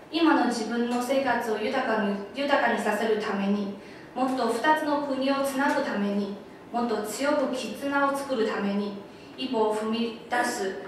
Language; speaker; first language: Japanese; non-native, fluent; Chinese